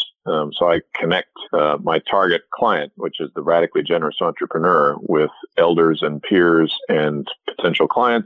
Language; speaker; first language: English; native; English